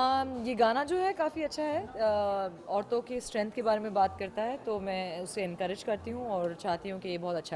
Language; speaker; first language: Hindi; native; Hindi